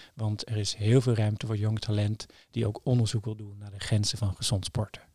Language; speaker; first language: Dutch; non-native, fluent; Norwegian